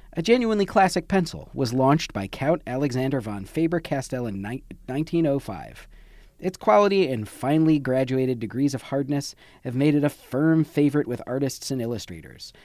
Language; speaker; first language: English; native; English